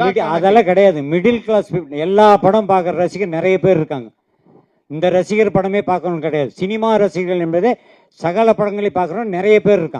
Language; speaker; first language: Tamil; native; Tamil